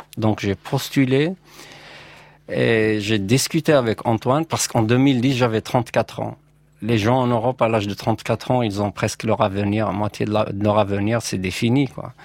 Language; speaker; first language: French; non-native, local second language; Kabyle